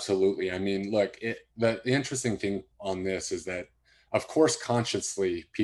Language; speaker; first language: English; native; English